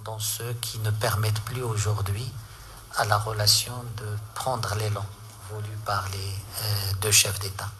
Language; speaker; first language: French; non-native, local second language; Arabic